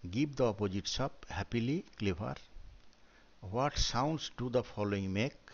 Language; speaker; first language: English; non-native, local second language; Bangla